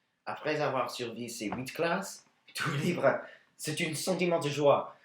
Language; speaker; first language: French; non-native, learner; English